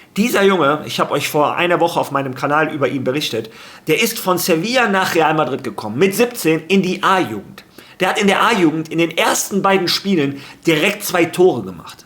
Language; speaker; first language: German; early bilingual, other home language; Spanish